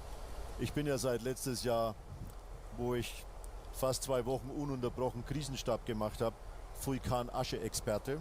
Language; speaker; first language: German; native; German